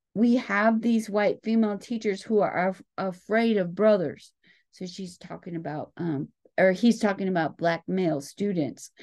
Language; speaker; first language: English; native; English